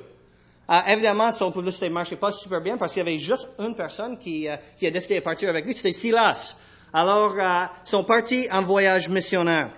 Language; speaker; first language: French; non-native, fluent; English